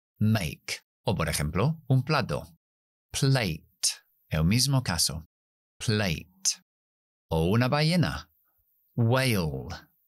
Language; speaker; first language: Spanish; non-native, fluent; English